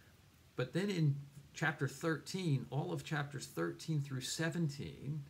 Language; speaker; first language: English; native; English